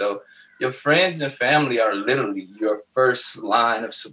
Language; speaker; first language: English; native; English